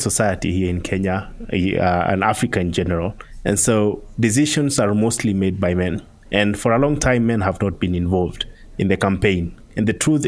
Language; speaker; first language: English; non-native, local second language; Masai